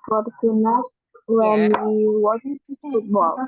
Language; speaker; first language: English; non-native, learner; Indonesian